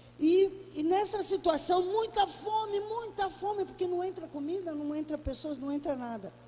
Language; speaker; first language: Portuguese; native; Portuguese